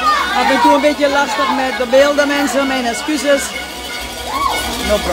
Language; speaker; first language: Dutch; native; Dutch